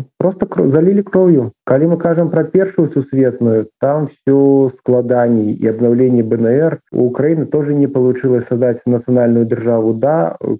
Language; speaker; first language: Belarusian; non-native, local second language; Russian